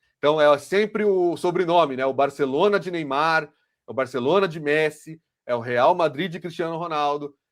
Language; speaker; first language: Portuguese; native; Portuguese